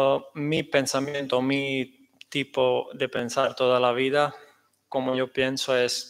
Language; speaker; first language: Spanish; non-native, fluent; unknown